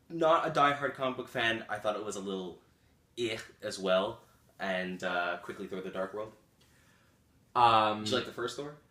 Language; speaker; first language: English; native; English